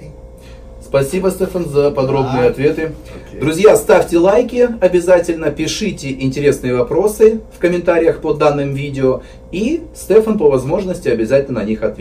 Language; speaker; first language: Russian; native; Russian